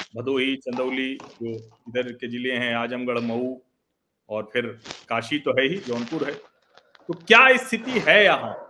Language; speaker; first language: Hindi; native; Hindi